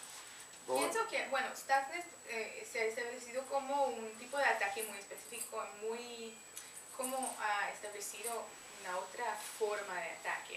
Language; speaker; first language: Spanish; non-native, fluent; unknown